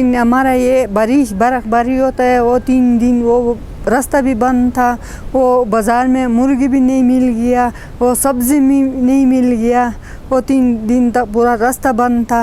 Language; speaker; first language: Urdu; non-native, local second language; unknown